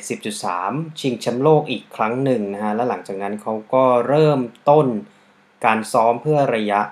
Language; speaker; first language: Thai; native; Thai